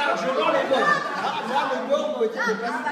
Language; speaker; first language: French; native; French